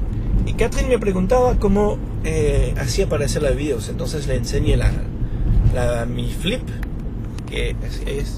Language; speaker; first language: Spanish; non-native, fluent; French